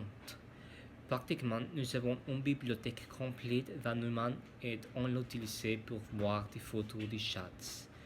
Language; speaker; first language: French; non-native, learner; Spanish